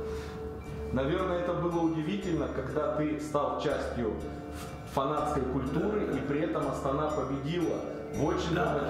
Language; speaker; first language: Russian; native; Russian